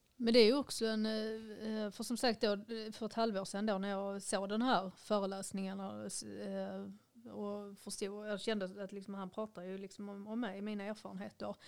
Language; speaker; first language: Swedish; native; Swedish